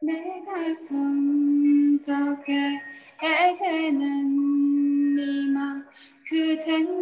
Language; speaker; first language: Korean; non-native, learner; Vietnamese